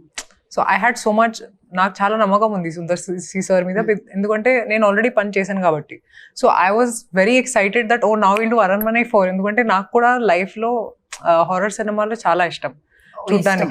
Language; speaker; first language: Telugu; non-native, fluent; Hindi